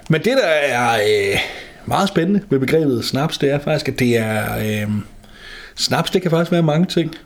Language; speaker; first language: Danish; native; Danish